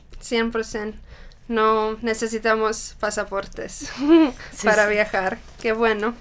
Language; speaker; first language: Spanish; non-native, learner; Czech